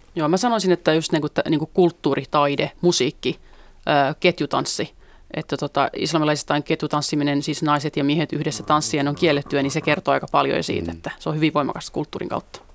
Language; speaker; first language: Finnish; early bilingual, other home language; Kurdish